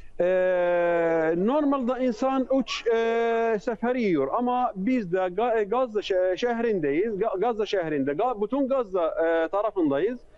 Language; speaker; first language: Turkish; non-native, fluent; Arabic